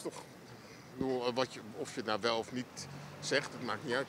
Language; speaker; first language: Dutch; native; Dutch